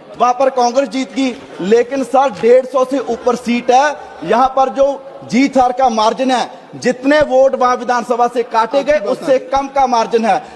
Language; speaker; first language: Hindi; non-native, local second language; Punjabi